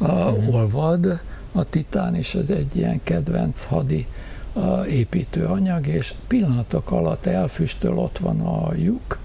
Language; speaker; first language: Hungarian; native; Hungarian